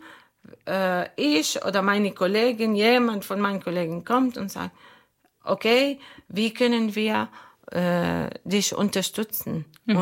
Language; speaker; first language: German; non-native, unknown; Arabic